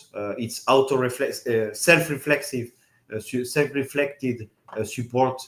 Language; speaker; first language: English; non-native, fluent; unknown